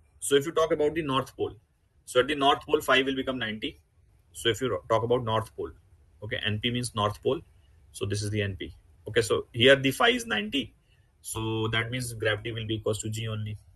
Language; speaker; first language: English; non-native, local second language; Hindi